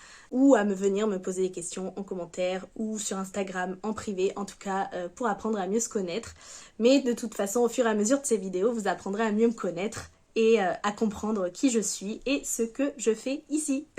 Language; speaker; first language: French; native; French